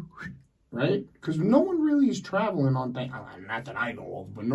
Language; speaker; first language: English; native; English